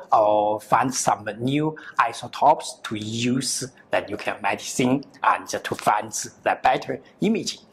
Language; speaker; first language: English; non-native, learner; Chinese